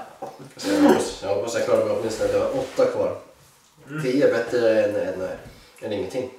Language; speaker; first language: Swedish; native; Swedish